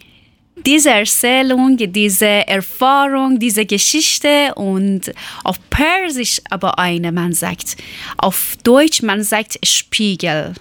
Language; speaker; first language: German; non-native, learner; Persian